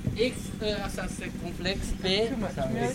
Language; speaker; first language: French; non-native, learner; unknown